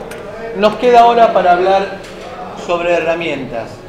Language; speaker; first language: Spanish; native; Spanish